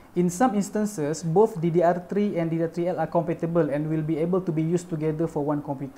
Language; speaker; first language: English; non-native, local second language; Malay